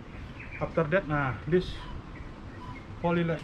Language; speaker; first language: English; non-native, learner; Indonesian